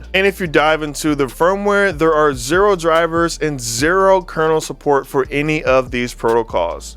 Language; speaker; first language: English; native; English